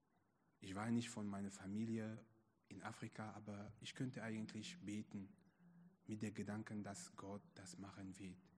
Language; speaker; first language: German; non-native, fluent; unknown